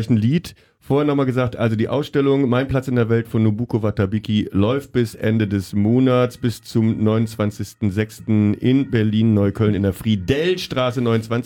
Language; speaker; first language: German; native; German